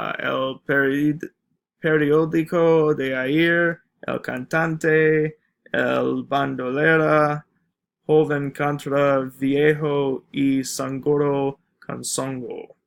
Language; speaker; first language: Spanish; non-native, learner; English